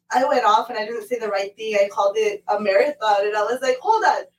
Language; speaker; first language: English; early bilingual, other home language; Spanish